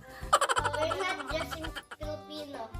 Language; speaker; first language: English; non-native, local second language; Filipino